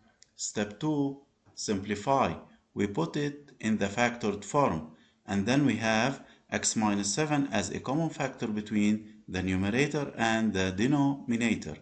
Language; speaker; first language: English; non-native, local second language; Arabic